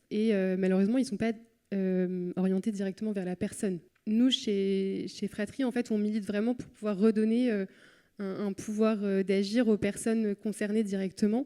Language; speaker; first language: French; native; French